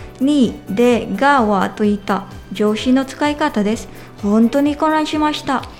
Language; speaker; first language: Japanese; non-native, learner; Filipino